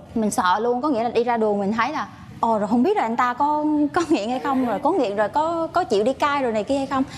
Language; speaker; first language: Vietnamese; native; Vietnamese